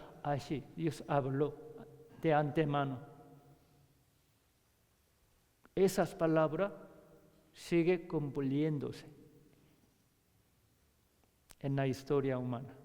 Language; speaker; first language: Spanish; non-native, learner; Korean